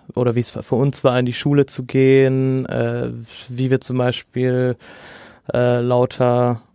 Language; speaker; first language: German; early bilingual, other home language; Arabic